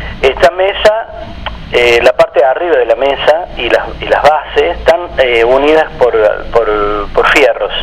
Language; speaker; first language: Spanish; native; Spanish